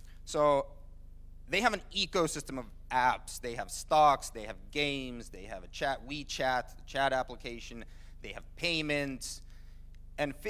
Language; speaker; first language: English; non-native, fluent; Finnish